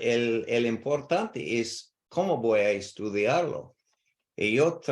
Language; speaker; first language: Spanish; non-native, learner; English